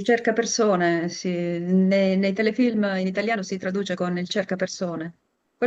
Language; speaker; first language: Italian; native; Italian